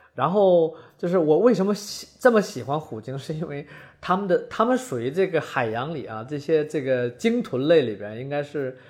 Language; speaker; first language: Chinese; native; Chinese